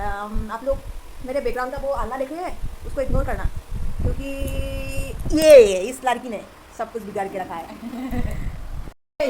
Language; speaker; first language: Hindi; non-native, local second language; Assamese